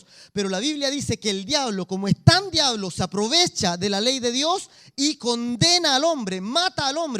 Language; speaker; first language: Spanish; native; Spanish